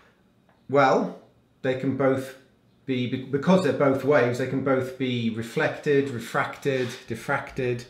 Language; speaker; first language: English; native; English